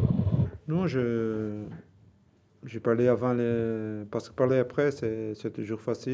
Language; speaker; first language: French; non-native, learner; Portuguese